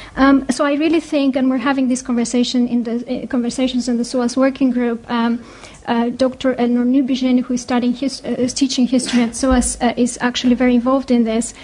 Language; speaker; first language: English; non-native, fluent; Greek